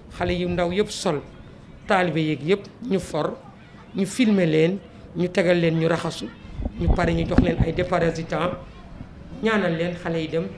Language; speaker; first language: Wolof; native; Wolof